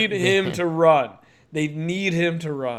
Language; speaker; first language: English; native; English